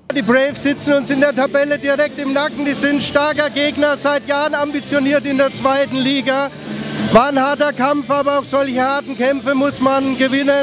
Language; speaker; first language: German; native; German